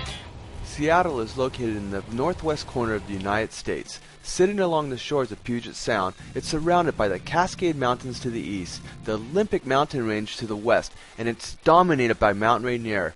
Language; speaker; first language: English; native; English